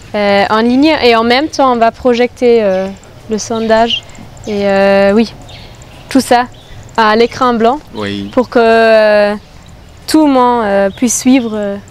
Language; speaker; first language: French; non-native, fluent; German